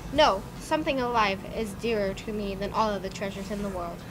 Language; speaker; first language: English; native; English